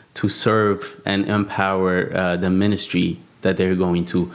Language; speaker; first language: English; non-native, fluent; Amharic